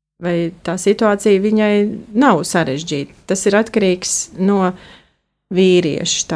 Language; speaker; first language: Latvian; native; Latvian